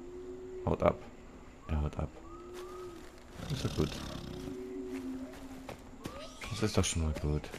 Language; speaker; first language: German; native; German